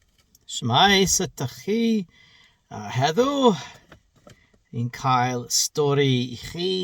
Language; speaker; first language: Welsh; non-native, learner; English